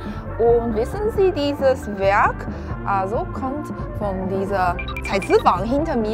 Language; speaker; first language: German; non-native, fluent; Chinese